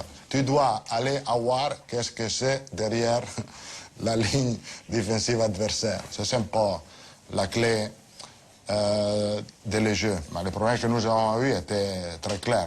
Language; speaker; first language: French; non-native, fluent; Italian